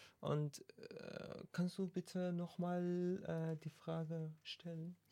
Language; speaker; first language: German; non-native, learner; Persian